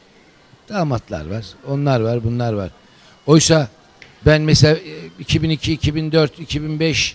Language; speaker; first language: Turkish; native; Turkish